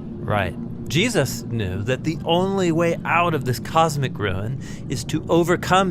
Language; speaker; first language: English; native; English